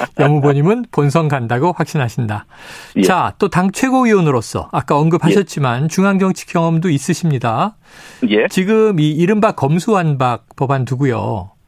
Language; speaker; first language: Korean; native; Korean